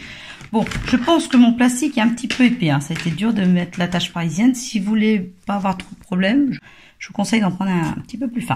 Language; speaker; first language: French; native; French